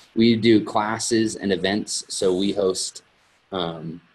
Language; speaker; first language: English; native; English